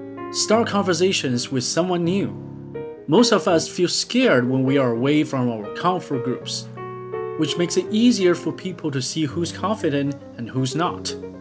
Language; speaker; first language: English; non-native, fluent; Chinese